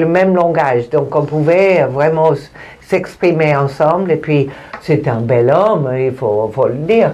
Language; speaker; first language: French; non-native, fluent; Spanish